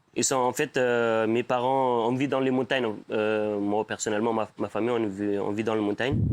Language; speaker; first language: French; non-native, fluent; Persian